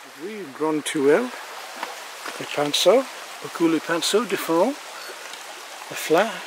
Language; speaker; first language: French; non-native, learner; English